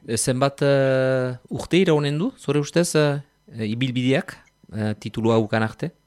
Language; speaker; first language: Basque; native; Basque